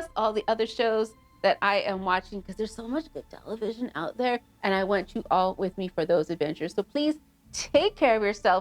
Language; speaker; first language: English; native; English